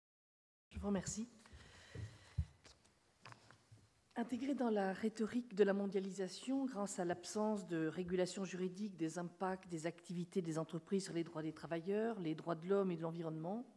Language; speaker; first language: French; native; French